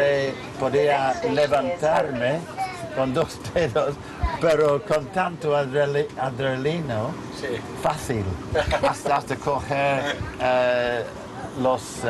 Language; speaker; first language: Spanish; non-native, learner; English